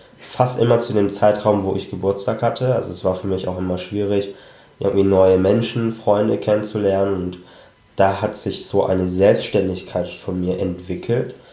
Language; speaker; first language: German; early bilingual, other home language; Cantonese